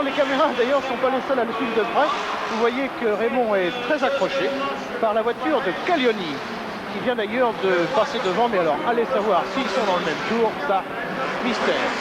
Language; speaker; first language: French; native; French